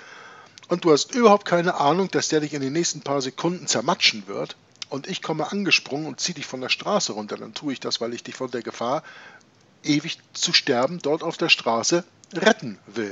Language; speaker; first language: German; native; German